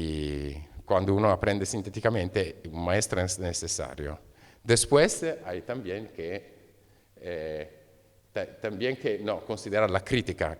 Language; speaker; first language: Spanish; non-native, fluent; Italian